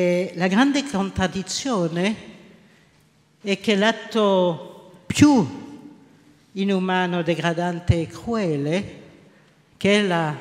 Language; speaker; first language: Italian; non-native, local second language; French